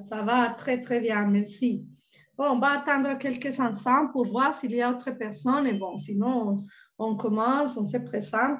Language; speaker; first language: French; non-native, fluent; Spanish